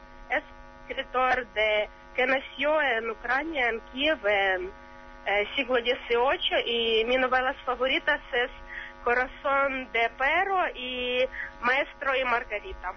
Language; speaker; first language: Spanish; non-native, learner; Ukrainian